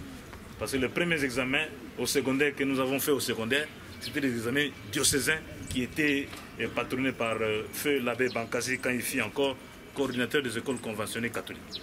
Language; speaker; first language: French; non-native, local second language; Kongo